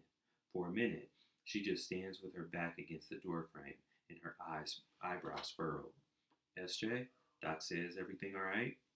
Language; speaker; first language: English; native; English